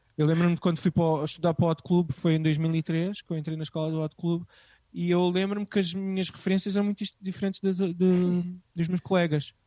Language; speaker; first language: Portuguese; native; Portuguese